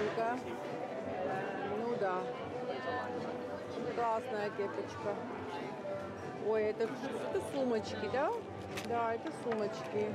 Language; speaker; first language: Russian; native; Russian